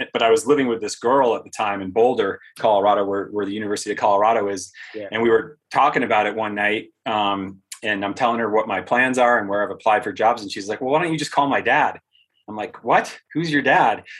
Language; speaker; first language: English; native; English